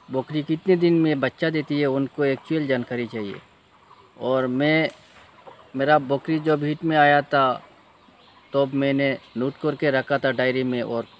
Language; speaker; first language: Hindi; non-native, local second language; Bangla